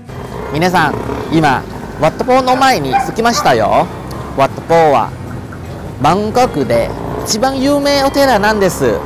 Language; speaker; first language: Japanese; non-native, learner; Thai